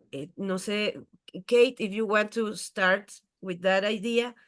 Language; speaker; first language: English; non-native, fluent; Spanish